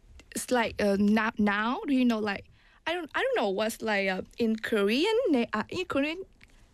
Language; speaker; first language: English; non-native, learner; Vietnamese